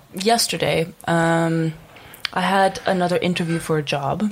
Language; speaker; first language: English; non-native, fluent; Czech